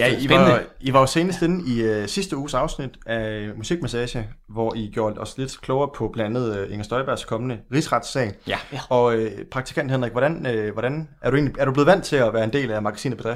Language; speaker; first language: Danish; native; Danish